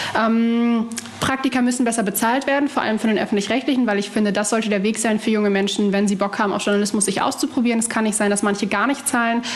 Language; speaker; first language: German; early bilingual, other home language; Arabic